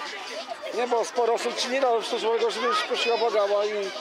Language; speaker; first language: Polish; native; Polish